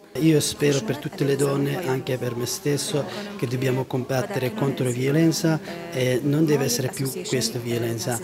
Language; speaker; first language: Italian; non-native, learner; Persian